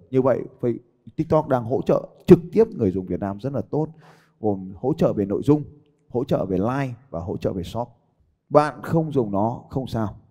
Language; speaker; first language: Vietnamese; native; Vietnamese